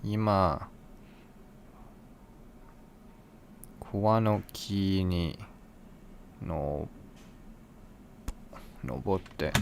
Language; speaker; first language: Japanese; non-native, learner; English